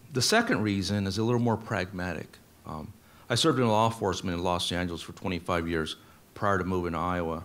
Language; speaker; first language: English; native; English